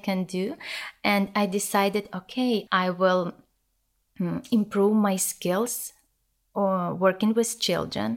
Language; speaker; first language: English; non-native, learner; Ukrainian